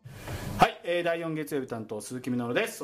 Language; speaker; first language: Japanese; native; Japanese